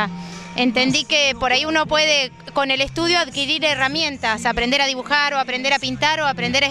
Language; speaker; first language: Spanish; native; Spanish